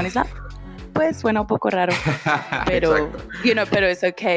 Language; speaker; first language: Spanish; early bilingual, heritage; Spanish